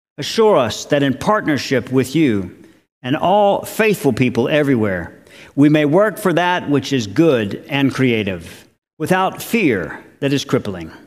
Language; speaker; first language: English; native; English